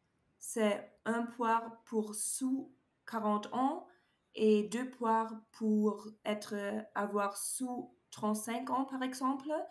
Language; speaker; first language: French; non-native, learner; German